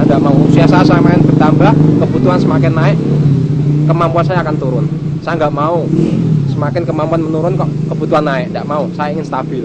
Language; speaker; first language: Indonesian; non-native, local second language; Javanese